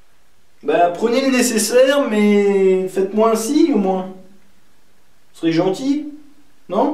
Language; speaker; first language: French; native; French